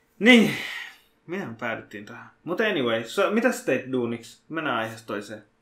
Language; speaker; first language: Finnish; early bilingual, other home language; Bangla